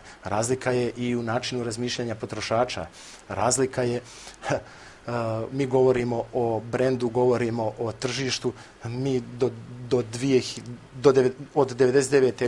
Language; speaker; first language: Croatian; native; Croatian